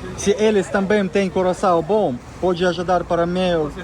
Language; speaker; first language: Portuguese; non-native, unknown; Russian